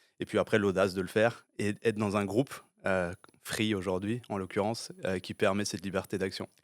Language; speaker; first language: French; early bilingual, other home language; English